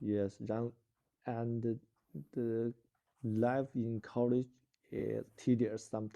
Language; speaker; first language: English; non-native, learner; Chinese